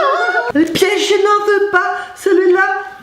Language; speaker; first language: French; native; French